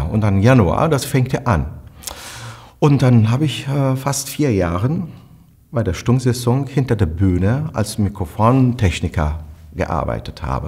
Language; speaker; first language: German; non-native, fluent; Turkish